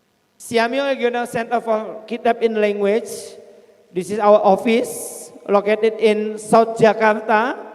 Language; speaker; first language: English; non-native, fluent; Indonesian